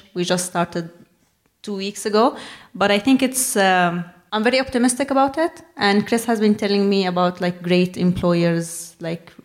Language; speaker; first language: English; non-native, fluent; Arabic